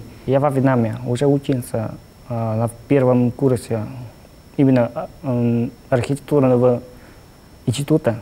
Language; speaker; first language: Russian; non-native, fluent; Vietnamese